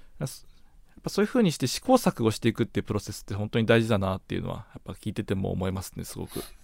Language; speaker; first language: Japanese; native; Japanese